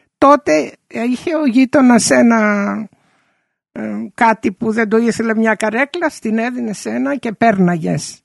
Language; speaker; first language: Greek; early bilingual, heritage; Greek